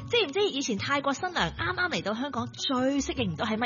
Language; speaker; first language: Cantonese; native; Cantonese